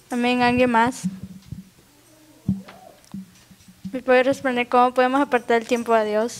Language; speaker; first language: Spanish; early bilingual, other home language; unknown